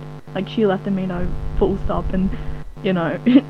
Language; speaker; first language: English; native; English